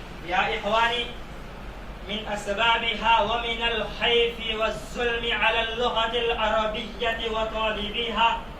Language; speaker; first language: Arabic; non-native, learner; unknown